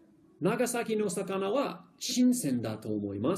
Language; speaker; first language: Japanese; non-native, fluent; English